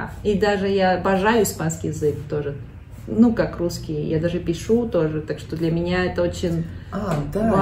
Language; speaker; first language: Russian; early bilingual, heritage; Russian